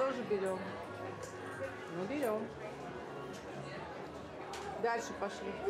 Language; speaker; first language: Russian; native; Russian